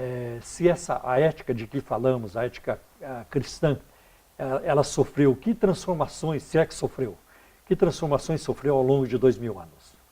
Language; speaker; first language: Portuguese; native; Portuguese